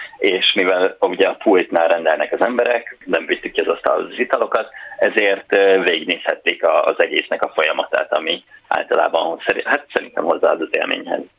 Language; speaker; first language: Hungarian; native; Hungarian